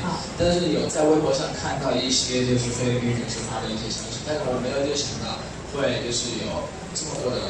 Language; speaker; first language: Chinese; native; Chinese